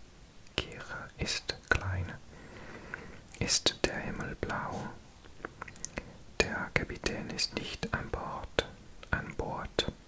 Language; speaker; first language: German; non-native, learner; English